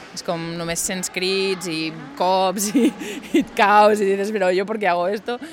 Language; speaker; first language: Catalan; non-native, local second language; Spanish